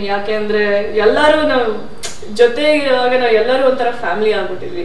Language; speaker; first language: Kannada; non-native, fluent; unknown